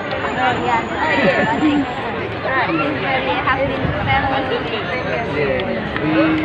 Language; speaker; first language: English; non-native, learner; Indonesian